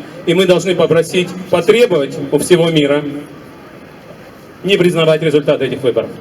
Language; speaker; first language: Russian; native; Russian